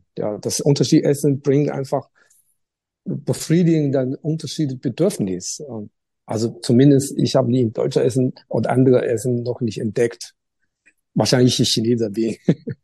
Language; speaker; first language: German; non-native, learner; Chinese